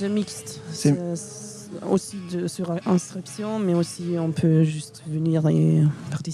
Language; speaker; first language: French; non-native, fluent; German